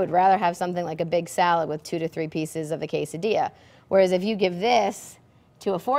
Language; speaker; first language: English; native; English